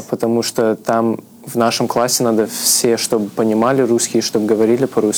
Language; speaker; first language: Russian; early bilingual, heritage; Russian